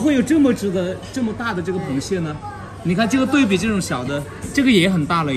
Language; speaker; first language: Chinese; native; Chinese